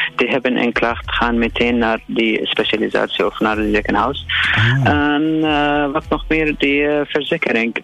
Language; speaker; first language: Dutch; non-native, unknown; Arabic